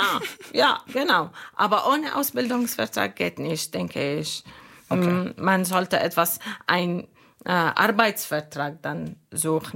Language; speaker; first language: German; non-native, fluent; Arabic